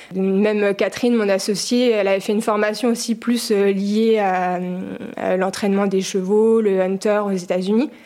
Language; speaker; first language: French; native; French